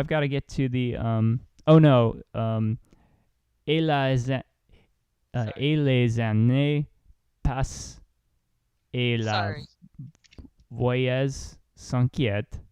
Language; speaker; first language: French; non-native, learner; English